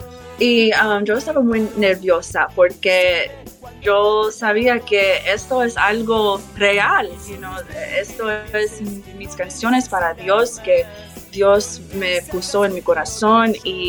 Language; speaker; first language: Spanish; early bilingual, heritage; English